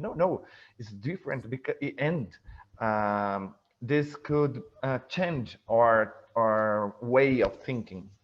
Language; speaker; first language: English; non-native, fluent; Portuguese